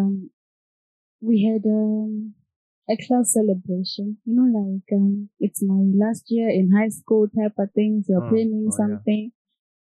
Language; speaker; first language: English; non-native, local second language; Shona